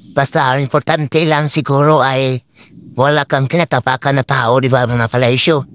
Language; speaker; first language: Filipino; non-native, local second language; Cebuano